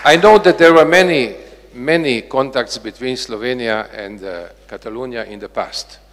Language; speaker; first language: English; non-native, fluent; Slovenian